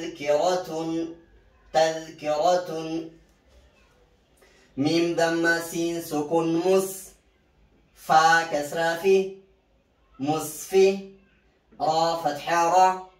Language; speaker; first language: Arabic; non-native, fluent; Oromo